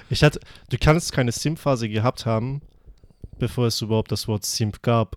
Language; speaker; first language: German; early bilingual, other home language; Persian